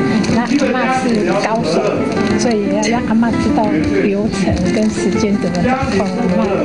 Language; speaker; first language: Chinese; native; Chinese